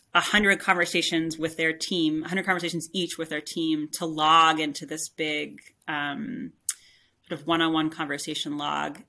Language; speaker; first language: English; native; English